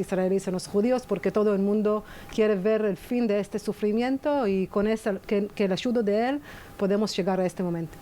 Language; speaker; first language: Spanish; non-native, fluent; Hebrew